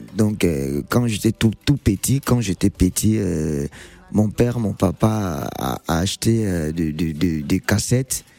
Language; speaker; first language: French; non-native, local second language; Lingala